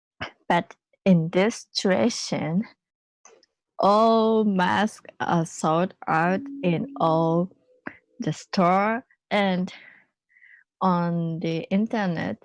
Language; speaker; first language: English; non-native, learner; Japanese